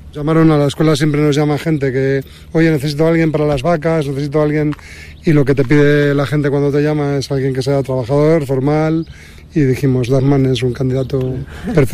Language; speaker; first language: Spanish; native; Spanish